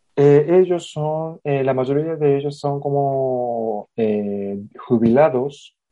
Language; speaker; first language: Spanish; non-native, fluent; Japanese